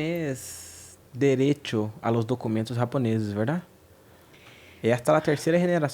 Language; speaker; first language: Spanish; non-native, fluent; Portuguese